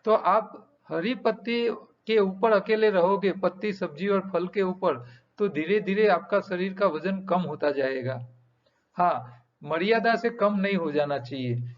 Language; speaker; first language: Hindi; non-native, local second language; Gujarati